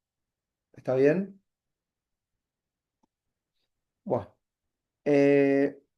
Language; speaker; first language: Spanish; native; Spanish